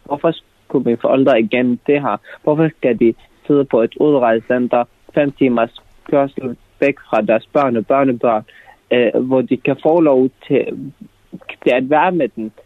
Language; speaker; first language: Danish; non-native, fluent; Arabic